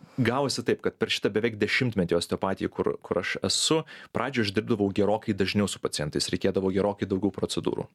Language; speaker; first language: Lithuanian; native; Lithuanian